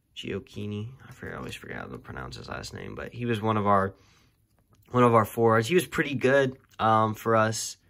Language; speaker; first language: English; native; English